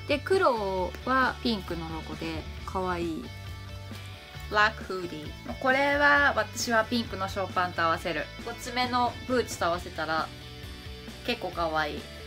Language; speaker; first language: Japanese; native; Japanese